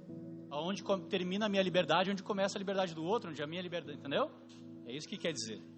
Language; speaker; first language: Portuguese; native; Portuguese